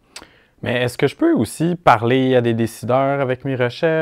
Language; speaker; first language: French; native; French